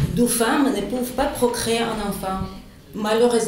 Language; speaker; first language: French; non-native, fluent; Spanish